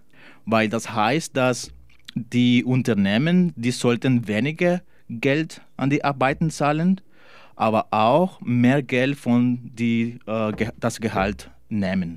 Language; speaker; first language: German; non-native, learner; Spanish